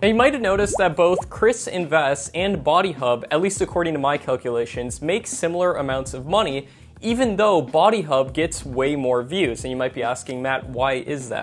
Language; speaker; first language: English; native; English